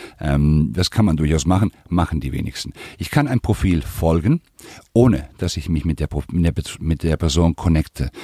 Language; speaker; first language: German; non-native, fluent; Spanish